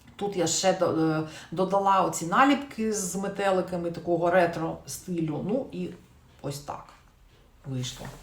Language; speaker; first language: Ukrainian; non-native, local second language; Russian